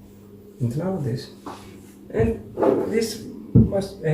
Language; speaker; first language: English; non-native, learner; Greek